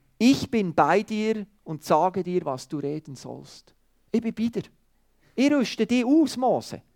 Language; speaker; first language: German; non-native, fluent; Swiss German